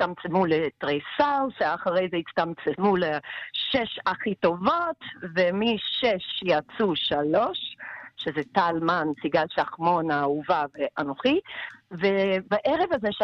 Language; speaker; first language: Hebrew; non-native, fluent; English